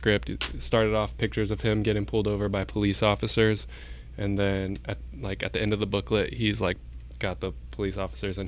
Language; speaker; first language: English; native; English